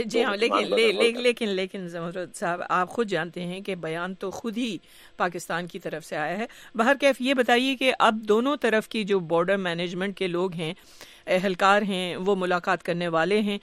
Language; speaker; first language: Urdu; native; Urdu